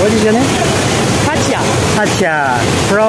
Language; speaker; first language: English; non-native, learner; Indonesian